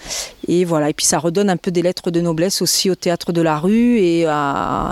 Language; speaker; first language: French; native; French